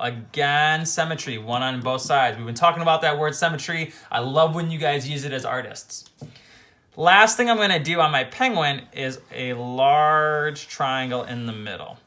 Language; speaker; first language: English; native; English